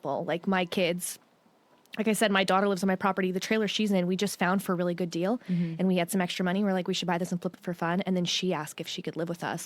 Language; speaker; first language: English; native; English